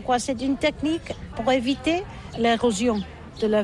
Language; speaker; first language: French; non-native, learner; Catalan